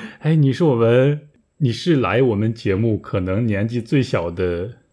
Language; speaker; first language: Chinese; native; Chinese